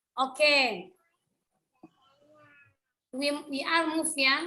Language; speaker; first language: English; non-native, learner; Indonesian